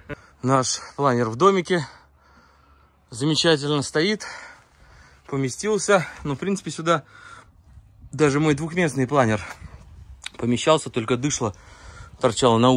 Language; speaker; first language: Russian; native; Russian